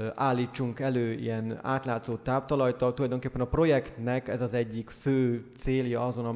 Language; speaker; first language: Hungarian; native; Hungarian